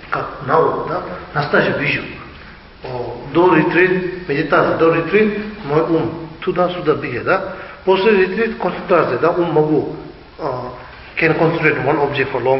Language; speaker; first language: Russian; non-native, learner; Tibetan